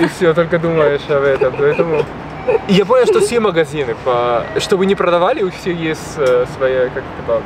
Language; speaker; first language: Russian; non-native, fluent; Spanish